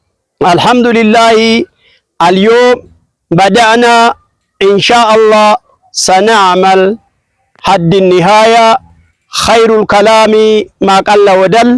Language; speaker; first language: Arabic; non-native, fluent; Oromo